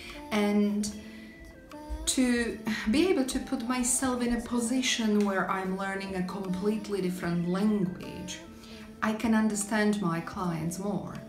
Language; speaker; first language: English; non-native, fluent; Slovak